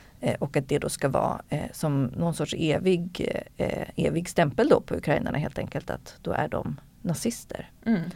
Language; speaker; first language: Swedish; native; Swedish